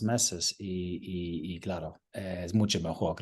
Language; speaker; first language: Spanish; non-native, learner; German